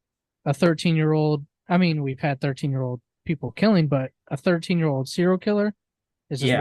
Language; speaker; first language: English; native; English